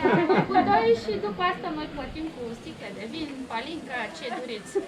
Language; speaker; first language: Romanian; non-native, learner; Bulgarian